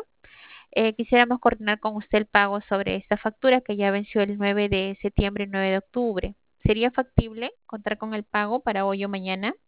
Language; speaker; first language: Spanish; native; Spanish